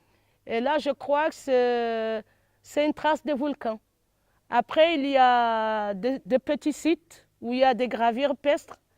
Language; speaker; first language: French; non-native, local second language; Arabic